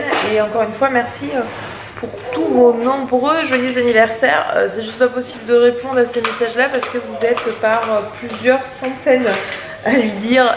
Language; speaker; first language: French; native; French